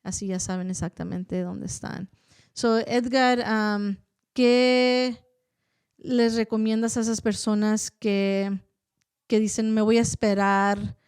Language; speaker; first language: Spanish; early bilingual, heritage; Spanish